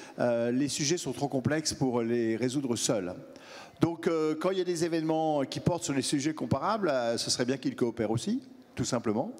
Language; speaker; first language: French; native; French